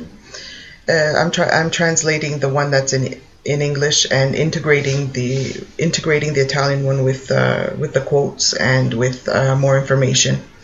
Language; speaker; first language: English; native; English